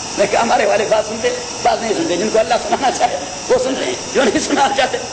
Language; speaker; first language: Urdu; non-native, local second language; Pashto